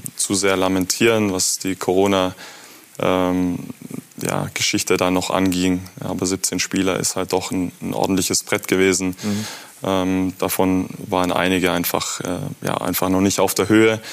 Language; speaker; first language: German; native; German